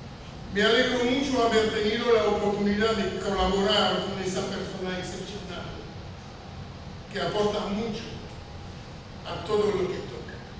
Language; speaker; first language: Spanish; non-native, fluent; French